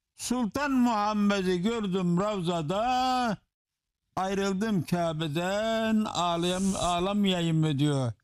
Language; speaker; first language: Turkish; native; Turkish